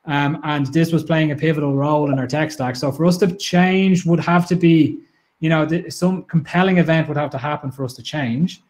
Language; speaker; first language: English; native; English